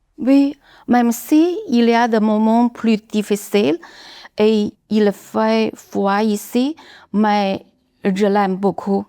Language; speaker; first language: French; non-native, learner; Chinese